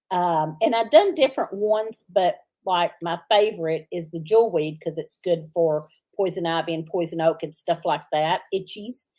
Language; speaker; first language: English; native; English